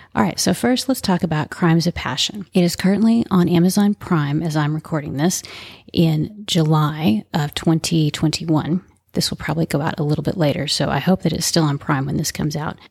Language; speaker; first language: English; native; English